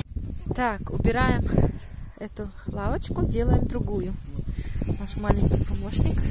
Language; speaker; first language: Russian; native; Russian